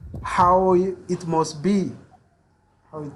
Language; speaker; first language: English; non-native, learner; French